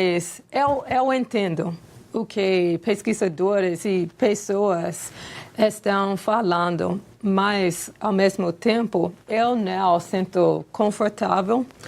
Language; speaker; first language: Portuguese; non-native, fluent; English